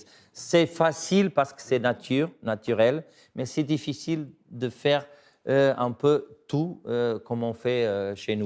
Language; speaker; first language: French; non-native, fluent; Portuguese